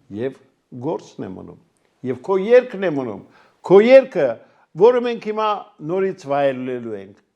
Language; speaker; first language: Armenian; native; Armenian